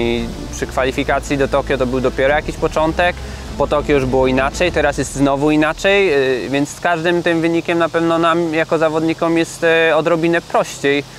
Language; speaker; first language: Polish; native; Polish